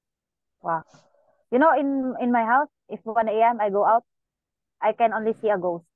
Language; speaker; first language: English; non-native, local second language; Cebuano